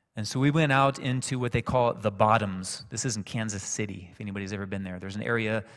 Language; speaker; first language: English; native; English